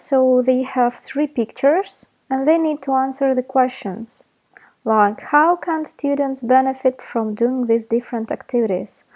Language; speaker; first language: English; non-native, fluent; Russian